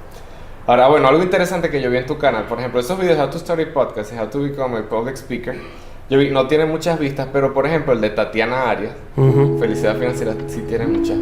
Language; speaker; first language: Spanish; native; Spanish